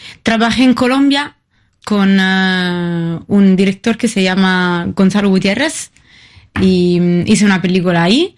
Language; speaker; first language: Spanish; non-native, fluent; Italian